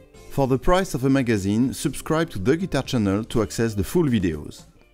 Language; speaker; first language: English; non-native, fluent; French